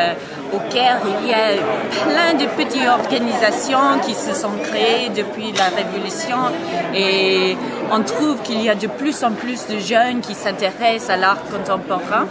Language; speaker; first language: French; non-native, fluent; English